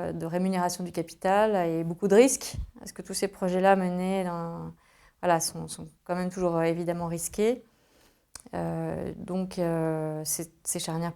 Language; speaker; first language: French; native; French